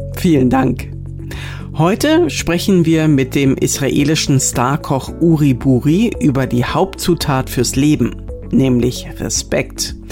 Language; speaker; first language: German; native; German